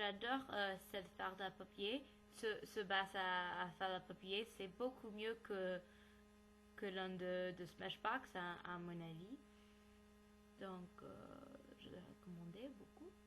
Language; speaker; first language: French; non-native, learner; English